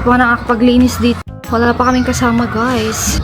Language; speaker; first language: Filipino; native; Filipino